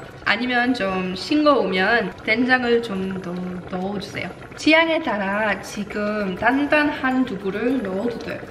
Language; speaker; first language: Korean; non-native, fluent; German